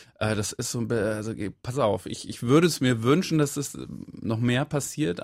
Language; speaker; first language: German; native; German